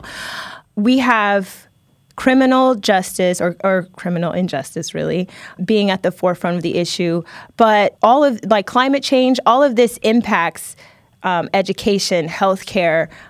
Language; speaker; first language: English; native; English